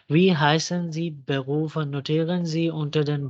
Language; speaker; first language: German; non-native, fluent; Urdu